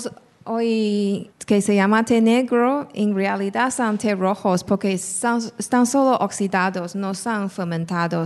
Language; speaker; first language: Spanish; non-native, fluent; Chinese